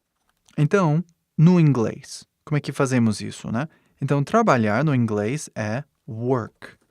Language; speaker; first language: Portuguese; non-native, fluent; English